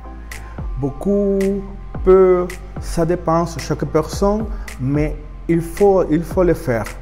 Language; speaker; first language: French; non-native, learner; Spanish